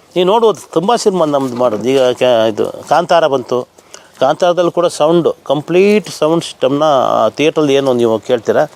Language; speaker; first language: Kannada; native; Kannada